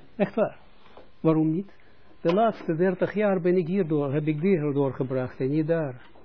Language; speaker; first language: Dutch; non-native, fluent; Russian